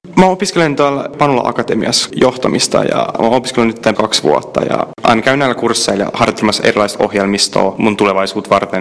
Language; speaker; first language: Finnish; early bilingual, other home language; English